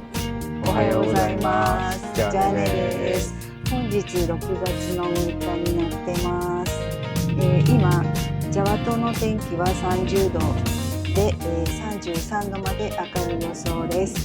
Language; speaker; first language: Japanese; native; Japanese